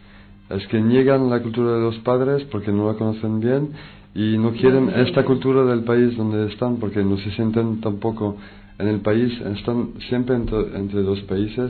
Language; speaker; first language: Spanish; non-native, fluent; French